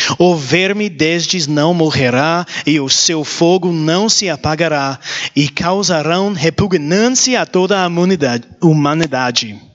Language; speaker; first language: Portuguese; non-native, learner; English